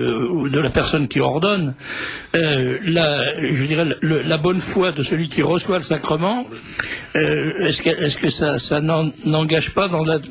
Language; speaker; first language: French; native; French